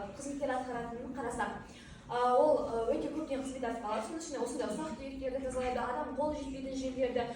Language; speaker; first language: Kazakh; native; Kazakh